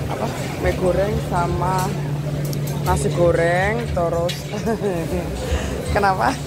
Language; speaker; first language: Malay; non-native, local second language; Indonesian